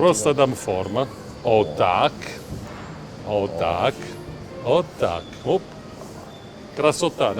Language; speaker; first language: Russian; non-native, learner; Italian